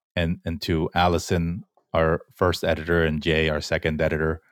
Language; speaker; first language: English; early bilingual, other home language; Korean